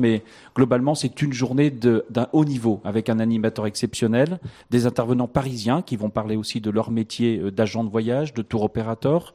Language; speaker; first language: French; native; French